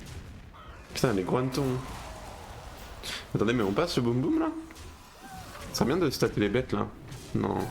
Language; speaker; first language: French; native; French